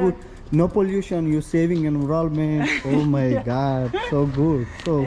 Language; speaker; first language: English; non-native, learner; Telugu